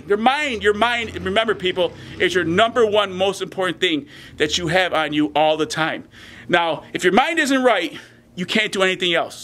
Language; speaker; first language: English; native; English